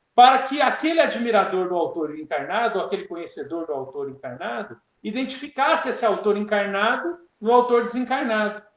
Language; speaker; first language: Portuguese; native; Portuguese